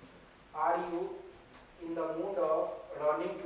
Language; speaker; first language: English; non-native, learner; Hindi